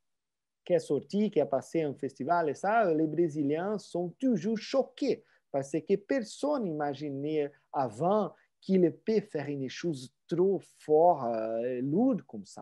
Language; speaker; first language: French; non-native, fluent; Portuguese